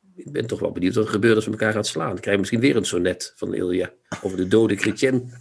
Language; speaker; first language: Dutch; non-native, local second language; Limburgish